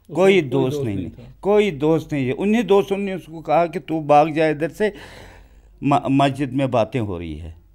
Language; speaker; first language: Hindi; non-native, local second language; Kashmiri